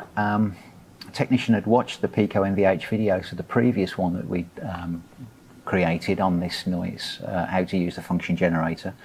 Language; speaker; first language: English; native; English